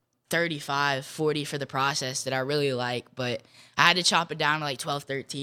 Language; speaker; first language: English; native; English